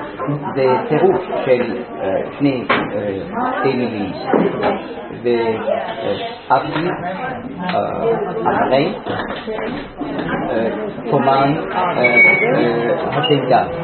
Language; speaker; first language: Hebrew; non-native, fluent; German